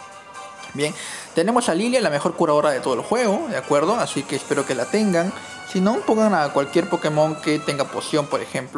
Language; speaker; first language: Spanish; native; Spanish